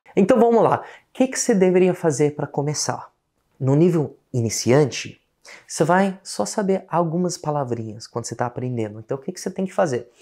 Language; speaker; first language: Portuguese; non-native, fluent; English